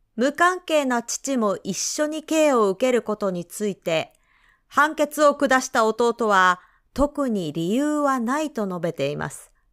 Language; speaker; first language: Japanese; native; Japanese